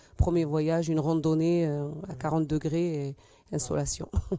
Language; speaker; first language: French; native; French